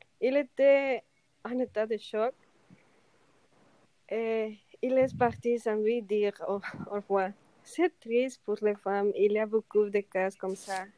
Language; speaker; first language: French; non-native, learner; Spanish